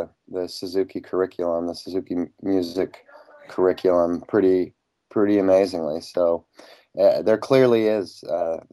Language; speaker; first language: English; native; English